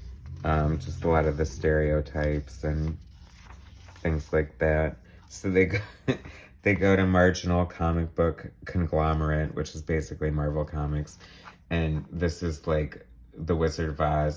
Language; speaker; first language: English; native; English